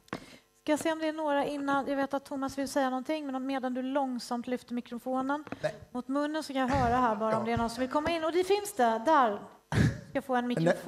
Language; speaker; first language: Swedish; native; Swedish